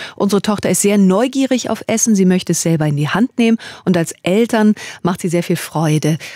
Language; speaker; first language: German; native; German